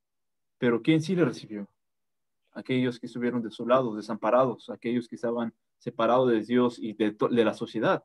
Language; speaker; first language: Spanish; native; Spanish